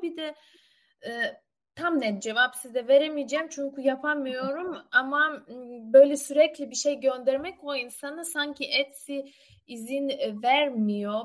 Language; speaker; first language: Turkish; non-native, learner; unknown